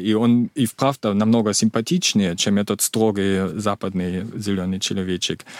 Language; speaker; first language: Russian; non-native, fluent; German